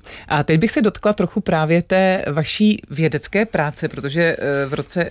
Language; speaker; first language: Czech; native; Czech